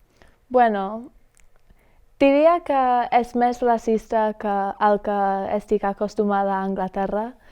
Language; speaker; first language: Catalan; non-native, fluent; English